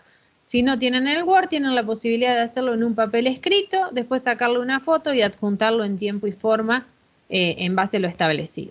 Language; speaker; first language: Spanish; native; Spanish